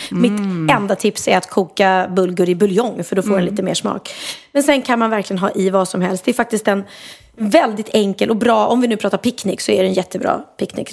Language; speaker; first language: Swedish; native; Swedish